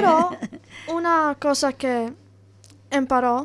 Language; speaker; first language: Spanish; non-native, learner; Italian